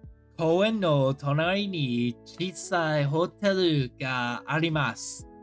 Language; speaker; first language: Japanese; non-native, learner; English